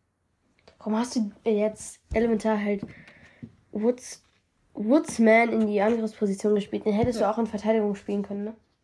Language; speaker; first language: German; native; German